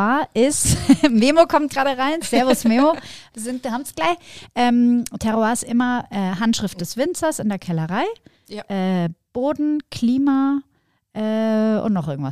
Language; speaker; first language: German; native; German